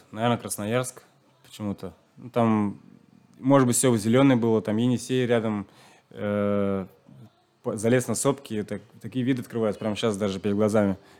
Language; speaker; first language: Russian; non-native, local second language; Chuvash